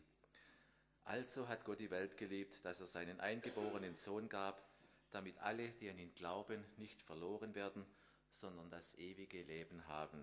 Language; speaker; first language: German; native; German